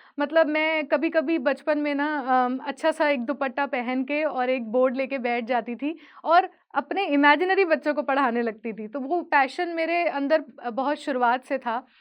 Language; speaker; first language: Hindi; native; Hindi